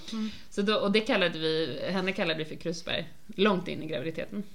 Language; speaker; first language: Swedish; native; Swedish